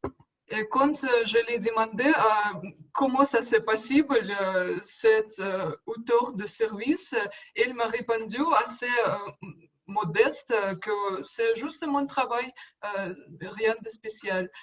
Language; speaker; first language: French; non-native, learner; Russian